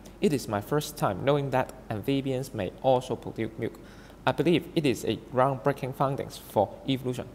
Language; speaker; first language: English; non-native, local second language; Cantonese